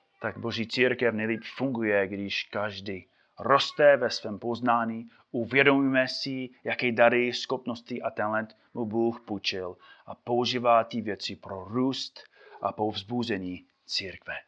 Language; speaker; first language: Czech; non-native, fluent; English